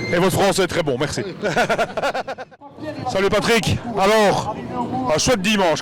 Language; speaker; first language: French; native; French